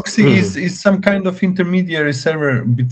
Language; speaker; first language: English; non-native, learner; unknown